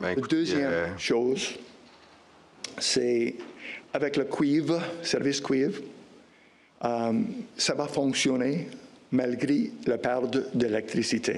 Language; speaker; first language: French; non-native, local second language; English